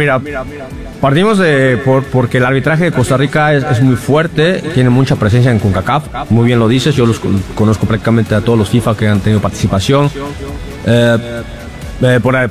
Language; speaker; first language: Spanish; native; Spanish